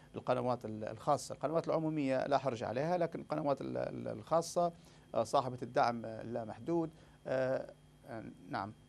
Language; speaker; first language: Arabic; native; Arabic